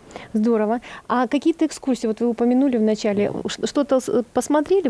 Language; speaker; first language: Russian; native; Russian